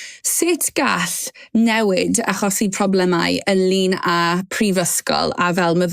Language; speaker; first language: Welsh; native; Welsh